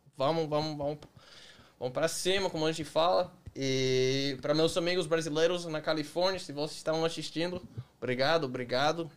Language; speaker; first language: Portuguese; non-native, fluent; English